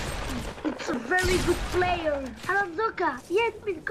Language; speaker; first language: English; non-native, learner; French